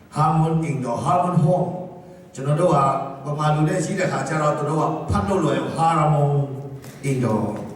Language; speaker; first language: Burmese; non-native, local second language; Tedim Chin